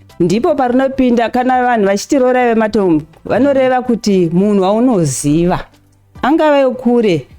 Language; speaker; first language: Shona; early bilingual, heritage; Shona